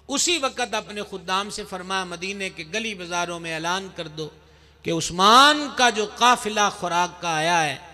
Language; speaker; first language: Urdu; non-native, local second language; Punjabi